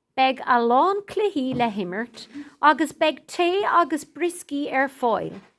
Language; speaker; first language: Irish; non-native, local second language; English